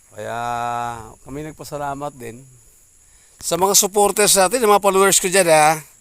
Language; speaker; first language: Filipino; non-native, local second language; Cebuano